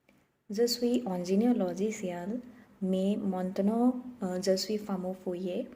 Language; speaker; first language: French; non-native, learner; Odia